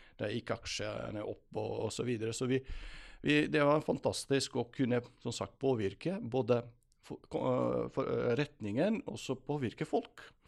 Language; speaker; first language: Norwegian; non-native, fluent; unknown